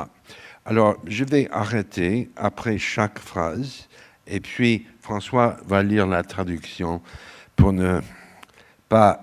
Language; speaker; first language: French; non-native, fluent; English